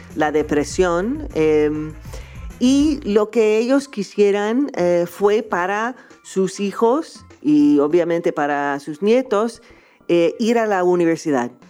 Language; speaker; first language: Spanish; non-native, fluent; English